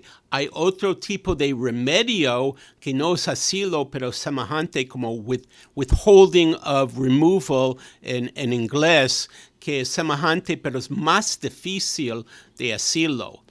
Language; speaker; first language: Spanish; non-native, fluent; English